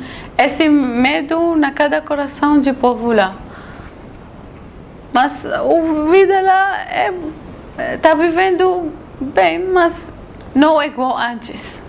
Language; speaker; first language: Portuguese; non-native, learner; Arabic